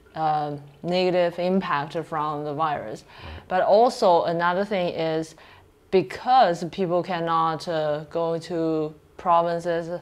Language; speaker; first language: English; non-native, fluent; Chinese